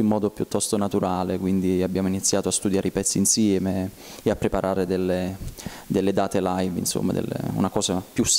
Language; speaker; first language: Italian; native; Italian